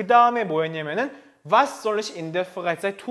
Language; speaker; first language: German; non-native, fluent; Korean